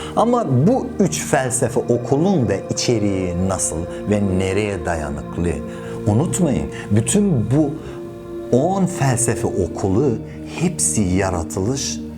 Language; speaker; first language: Turkish; non-native, fluent; Persian